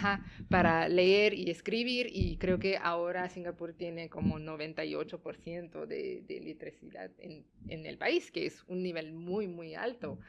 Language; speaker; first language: Spanish; non-native, fluent; Tamil